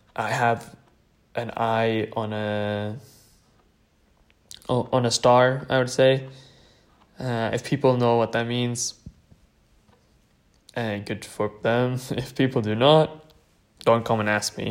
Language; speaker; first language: English; non-native, fluent; Tamil